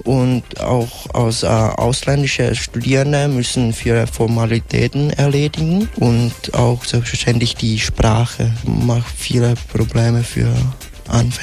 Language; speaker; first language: German; non-native, fluent; Vietnamese